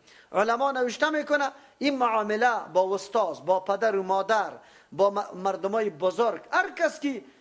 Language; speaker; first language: Persian; native; Persian